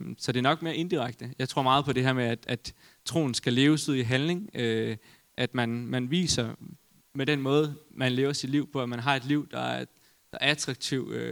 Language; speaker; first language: Danish; native; Danish